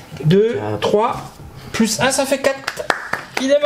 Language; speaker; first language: French; native; French